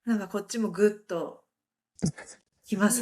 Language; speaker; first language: Japanese; native; Japanese